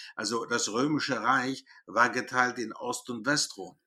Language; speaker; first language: German; early bilingual, other home language; Greek